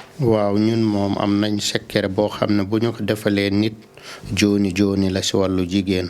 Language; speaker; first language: Wolof; non-native, local second language; Fula